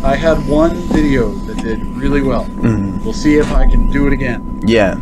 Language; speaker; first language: English; native; English